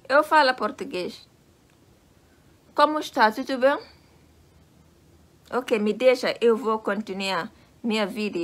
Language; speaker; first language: Portuguese; non-native, fluent; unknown